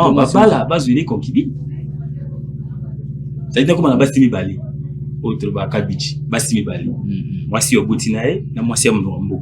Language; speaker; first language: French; non-native, local second language; Lingala